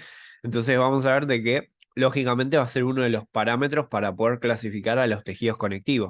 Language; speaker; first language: Spanish; native; Spanish